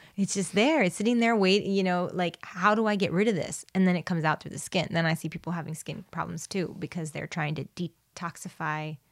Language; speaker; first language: English; early bilingual, other home language; Spanish